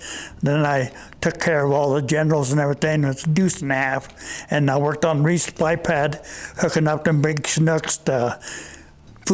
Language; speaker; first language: English; native; English